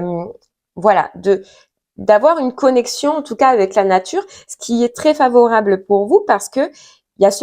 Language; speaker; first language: French; native; French